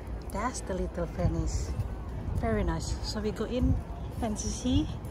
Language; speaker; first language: English; non-native, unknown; Indonesian